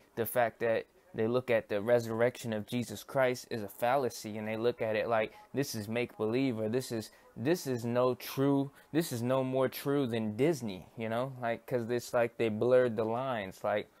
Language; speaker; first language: English; native; English